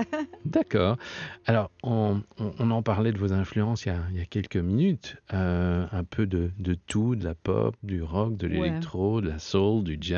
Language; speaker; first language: French; native; French